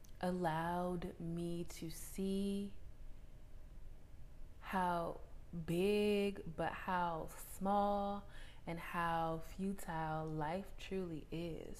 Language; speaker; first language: English; native; English